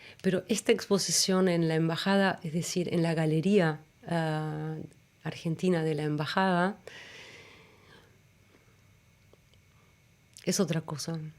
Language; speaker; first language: Spanish; early bilingual, other home language; German